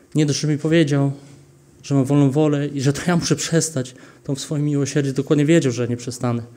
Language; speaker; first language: Polish; early bilingual, heritage; Polish